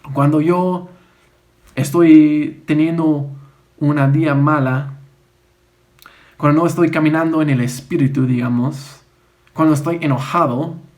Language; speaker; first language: Spanish; non-native, fluent; English